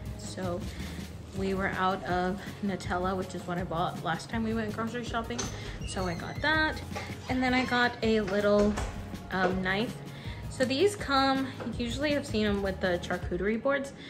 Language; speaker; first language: English; early bilingual, other home language; Spanish